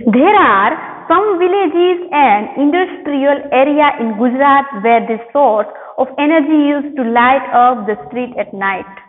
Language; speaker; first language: English; non-native, local second language; Gujarati